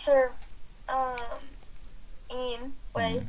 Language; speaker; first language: Chinese; non-native, learner; English